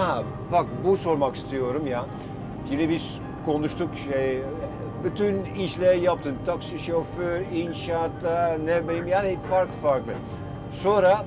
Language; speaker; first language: Turkish; non-native, fluent; Dutch